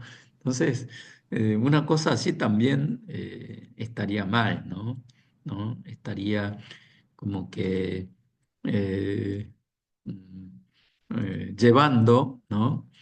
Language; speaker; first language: Spanish; non-native, fluent; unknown